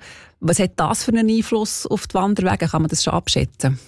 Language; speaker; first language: German; native; German